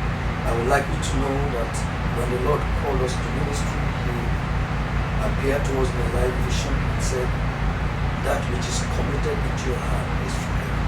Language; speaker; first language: English; non-native, local second language; Yoruba